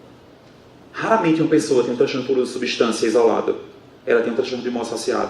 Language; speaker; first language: Portuguese; native; Portuguese